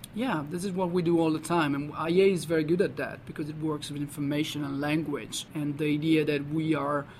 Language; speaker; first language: English; non-native, fluent; Italian